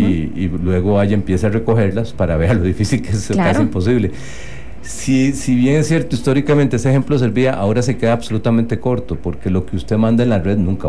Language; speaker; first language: Spanish; native; Spanish